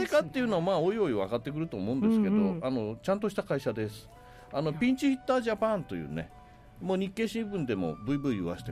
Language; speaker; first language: Japanese; native; Japanese